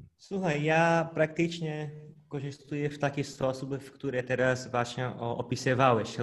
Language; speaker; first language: Polish; non-native, fluent; Portuguese